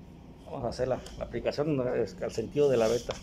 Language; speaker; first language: Spanish; native; Spanish